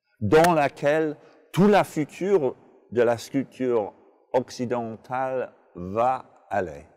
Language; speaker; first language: French; non-native, fluent; English